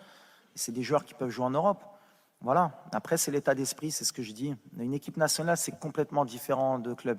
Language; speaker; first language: French; early bilingual, other home language; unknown